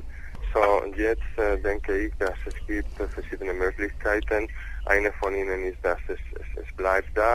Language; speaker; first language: German; non-native, learner; Spanish